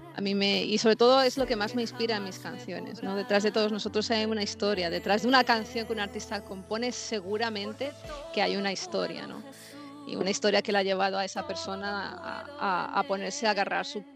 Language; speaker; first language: Spanish; native; Spanish